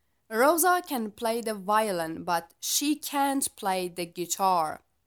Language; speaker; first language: English; non-native, fluent; Persian